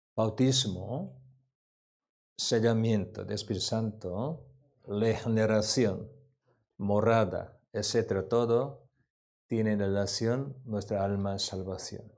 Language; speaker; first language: Spanish; non-native, learner; Korean